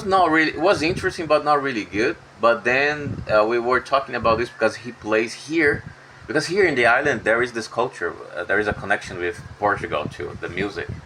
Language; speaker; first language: English; non-native, fluent; Portuguese